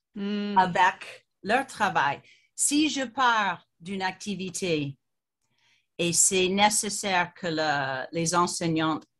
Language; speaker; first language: French; non-native, fluent; English